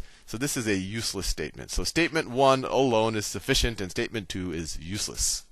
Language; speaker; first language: English; native; English